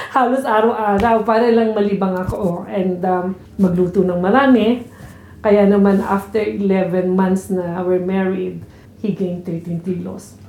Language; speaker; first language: Filipino; native; Filipino